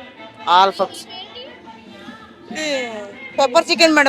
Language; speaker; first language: Telugu; native; Telugu